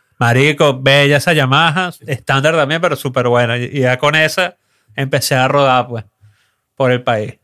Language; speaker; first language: Spanish; native; Spanish